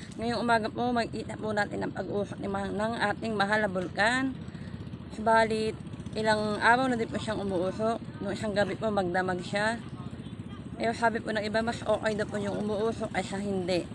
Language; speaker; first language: Filipino; native; Filipino